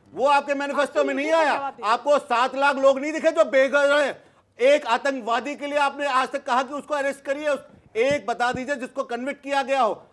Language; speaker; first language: Hindi; native; Hindi